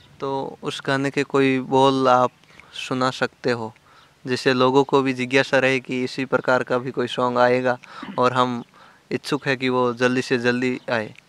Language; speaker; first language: Hindi; native; Hindi